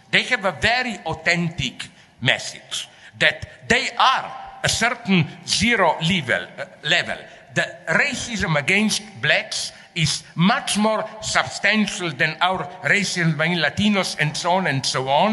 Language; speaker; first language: English; non-native, fluent; Slovenian